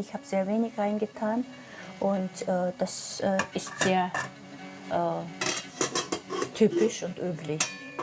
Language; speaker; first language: German; non-native, fluent; Mongolian